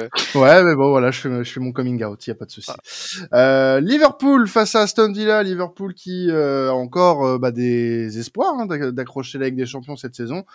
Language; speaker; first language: French; native; French